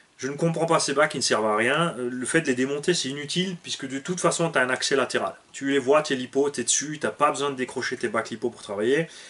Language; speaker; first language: French; native; French